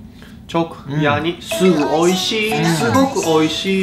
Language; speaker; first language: Turkish; non-native, learner; Japanese